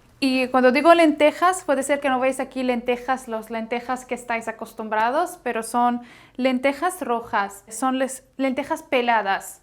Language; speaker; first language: Spanish; non-native, fluent; Arabic